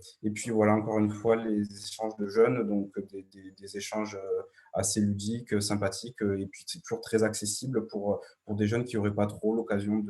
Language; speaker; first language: French; native; French